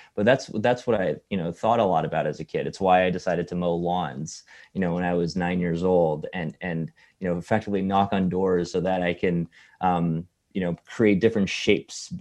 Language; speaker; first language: English; early bilingual, other home language; Chinese